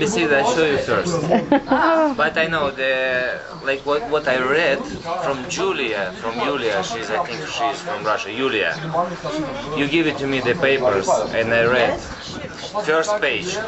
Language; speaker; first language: English; non-native, learner; Russian